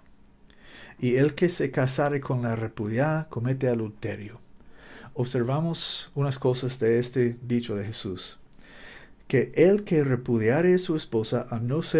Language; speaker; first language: Spanish; non-native, learner; English